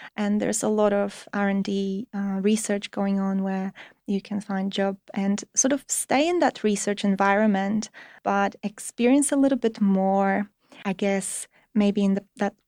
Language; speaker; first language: English; non-native, fluent; Polish